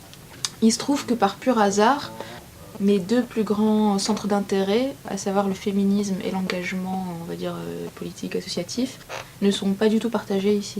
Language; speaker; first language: French; non-native, local second language; Arabic